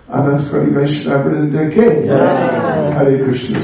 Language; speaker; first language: Russian; non-native, learner; English